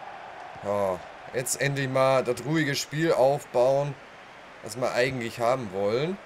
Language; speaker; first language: German; native; German